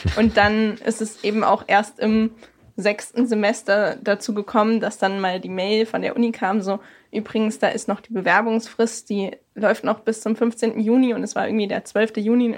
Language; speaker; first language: German; native; German